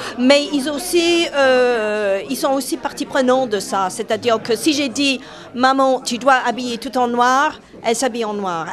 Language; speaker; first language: French; non-native, fluent; English